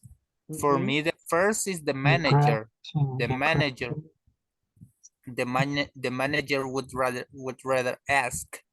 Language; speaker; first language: English; non-native, learner; Spanish